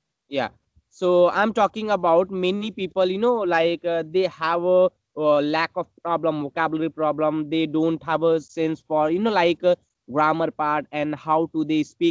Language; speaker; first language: English; non-native, learner; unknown